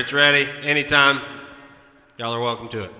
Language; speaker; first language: English; native; English